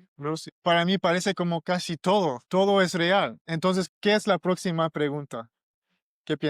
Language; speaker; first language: Spanish; non-native, learner; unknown